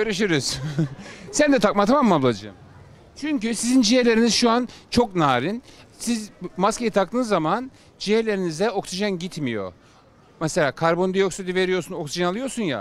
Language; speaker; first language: Turkish; native; Turkish